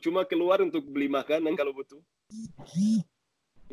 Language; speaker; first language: Indonesian; non-native, learner; Portuguese